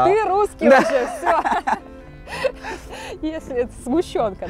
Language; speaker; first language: Russian; native; Russian